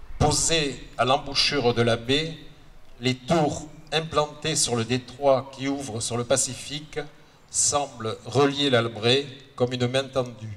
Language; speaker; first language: French; native; French